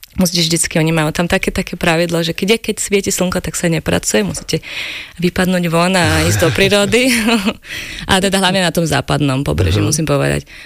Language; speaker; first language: Slovak; native; Slovak